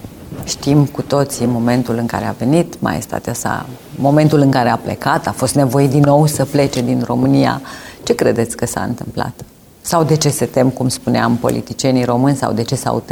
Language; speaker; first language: Romanian; native; Romanian